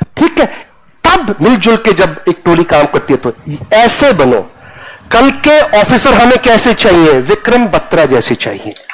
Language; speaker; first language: Hindi; non-native, local second language; Punjabi